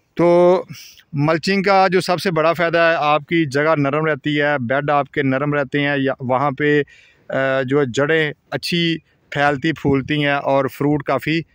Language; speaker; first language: Urdu; non-native, local second language; Punjabi